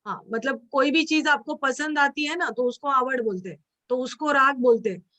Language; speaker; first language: Hindi; non-native, local second language; Marathi